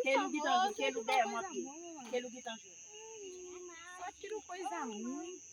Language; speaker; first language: Portuguese; non-native, learner; Haitian Creole